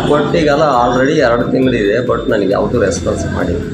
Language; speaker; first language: Kannada; native; Kannada